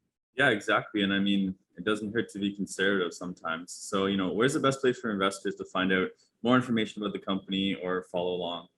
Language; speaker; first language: English; native; English